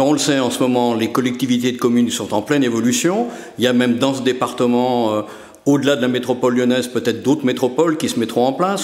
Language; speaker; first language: French; native; French